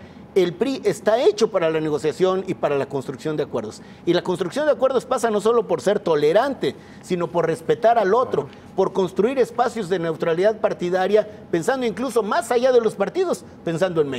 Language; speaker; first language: Spanish; native; Spanish